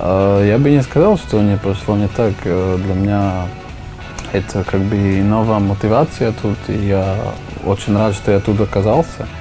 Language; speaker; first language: Russian; non-native, learner; Slovak